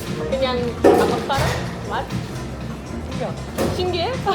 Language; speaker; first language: Korean; early bilingual, heritage; Korean